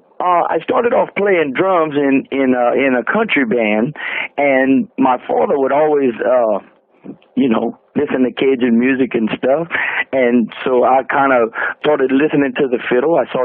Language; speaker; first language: English; native; English